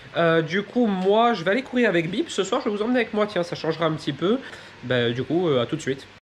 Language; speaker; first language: French; native; French